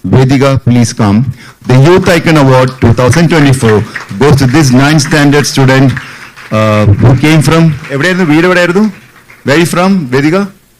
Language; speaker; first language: English; non-native, local second language; Malayalam